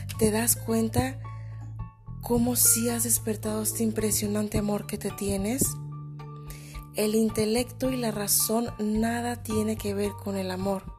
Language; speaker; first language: Spanish; native; Spanish